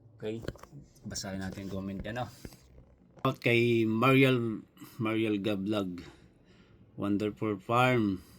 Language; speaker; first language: Filipino; non-native, local second language; Cebuano